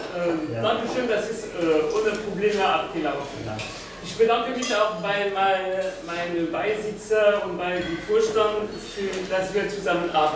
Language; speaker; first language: German; non-native, fluent; French